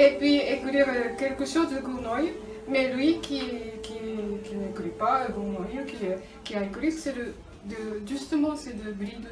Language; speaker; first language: French; non-native, learner; Japanese